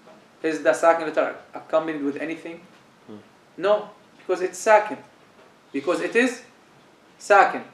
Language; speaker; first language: English; non-native, fluent; Arabic